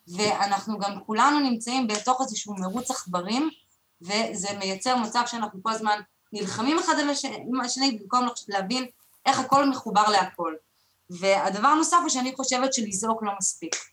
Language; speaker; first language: Hebrew; native; Hebrew